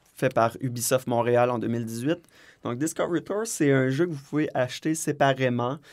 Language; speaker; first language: French; native; French